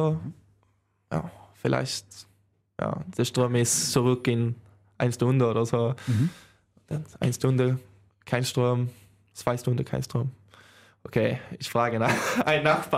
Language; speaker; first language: German; non-native, learner; Swedish